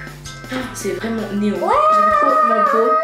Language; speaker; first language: French; native; French